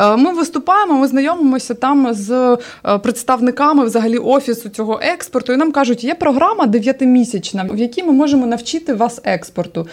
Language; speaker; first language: Ukrainian; native; Ukrainian